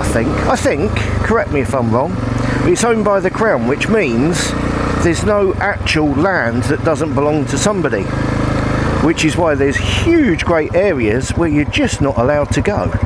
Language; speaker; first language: English; native; English